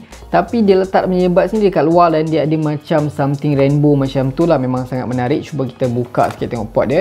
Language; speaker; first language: Malay; native; Malay